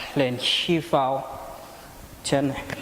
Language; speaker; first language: Vietnamese; non-native, learner; Hindi